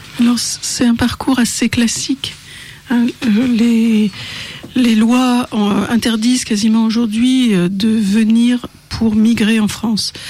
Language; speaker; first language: French; native; French